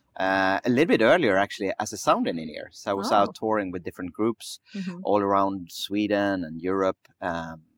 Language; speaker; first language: English; early bilingual, other home language; Swedish